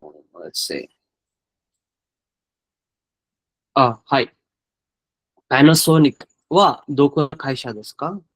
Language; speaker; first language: Japanese; non-native, learner; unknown